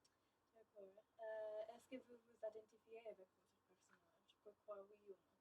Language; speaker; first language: French; non-native, learner; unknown